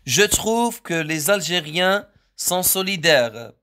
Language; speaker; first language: French; non-native, local second language; Arabic